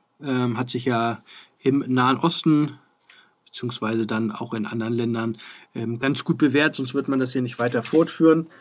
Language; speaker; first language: German; native; German